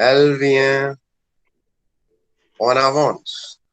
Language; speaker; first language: French; non-native, fluent; Hindi